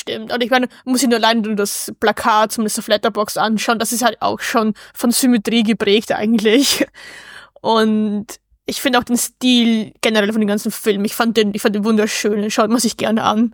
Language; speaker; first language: German; native; German